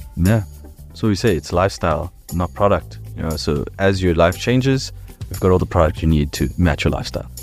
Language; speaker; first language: English; native; English